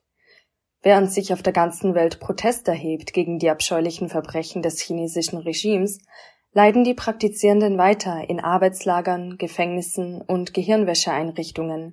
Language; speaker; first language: German; native; German